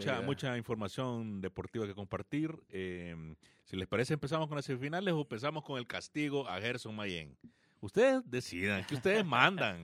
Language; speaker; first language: Spanish; native; Spanish